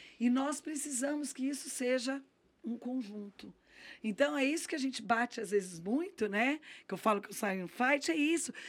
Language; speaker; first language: Portuguese; native; Portuguese